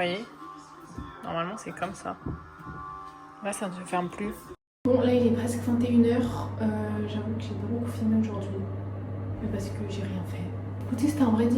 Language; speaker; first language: French; native; French